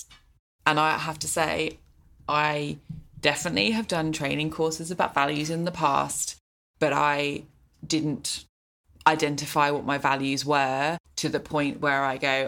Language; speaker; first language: English; native; English